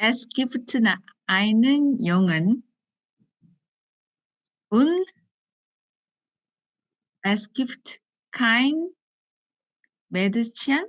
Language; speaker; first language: German; non-native, learner; Korean